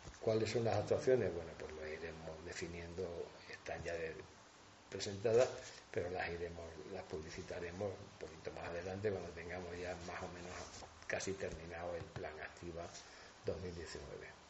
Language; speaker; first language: Spanish; native; Spanish